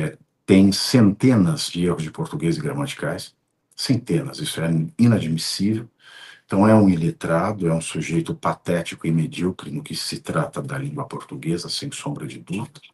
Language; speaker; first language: Portuguese; native; Portuguese